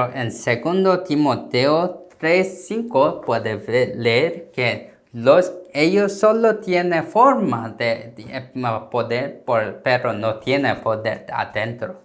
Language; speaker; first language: Spanish; non-native, learner; Korean